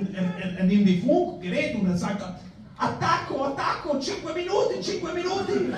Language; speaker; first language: German; non-native, fluent; Spanish